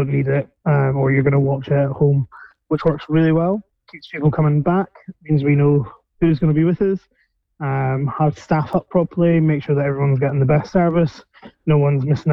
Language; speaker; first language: English; native; English